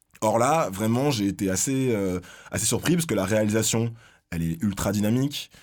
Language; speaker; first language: French; native; French